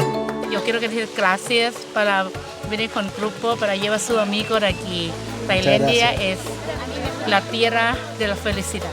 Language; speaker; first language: Spanish; non-native, learner; Thai